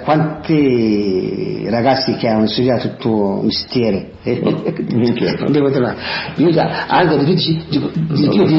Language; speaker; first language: Italian; non-native, learner; Tigrinya